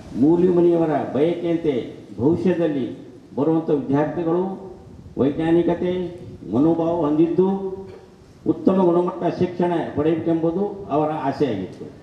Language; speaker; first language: Kannada; native; Kannada